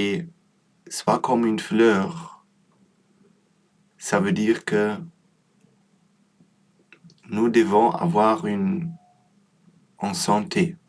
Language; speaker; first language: French; non-native, learner; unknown